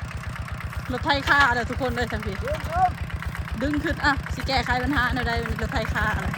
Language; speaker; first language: Thai; non-native, local second language; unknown